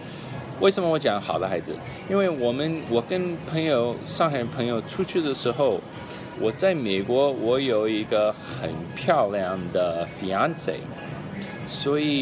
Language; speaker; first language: Chinese; early bilingual, heritage; English